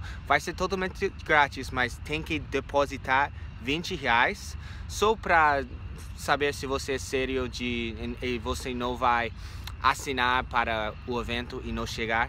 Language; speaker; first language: Portuguese; non-native, fluent; English